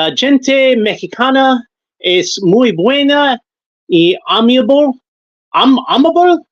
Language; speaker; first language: Spanish; non-native, learner; English